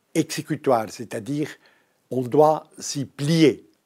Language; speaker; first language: French; native; French